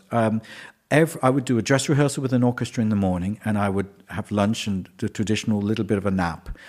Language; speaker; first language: English; native; English